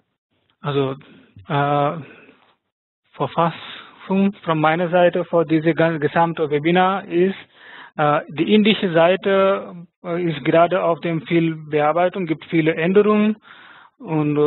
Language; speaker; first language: German; non-native, fluent; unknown